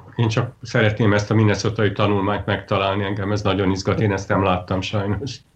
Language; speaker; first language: Hungarian; native; Hungarian